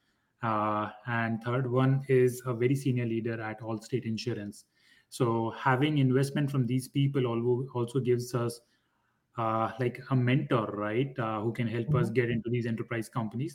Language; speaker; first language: English; non-native, local second language; Hindi